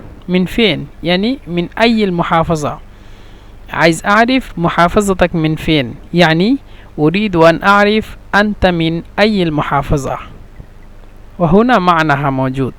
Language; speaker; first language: Egyptian Arabic; non-native, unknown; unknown